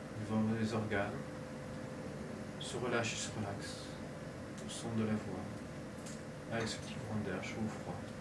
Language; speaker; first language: French; native; French